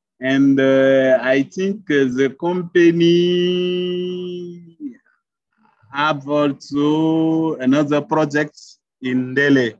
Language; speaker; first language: English; non-native, learner; French